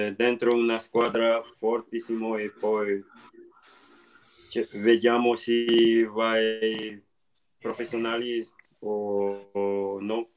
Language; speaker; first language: Italian; non-native, learner; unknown